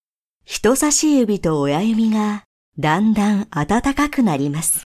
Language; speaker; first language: Japanese; native; Japanese